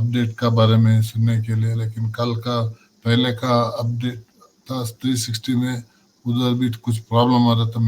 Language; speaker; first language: Hindi; non-native, local second language; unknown